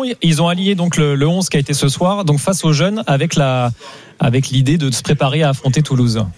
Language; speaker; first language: French; native; French